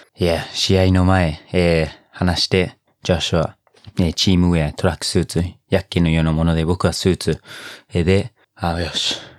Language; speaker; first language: Japanese; non-native, fluent; English